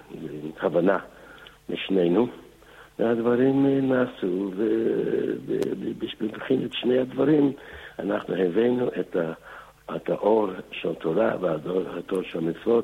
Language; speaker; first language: Hebrew; non-native, fluent; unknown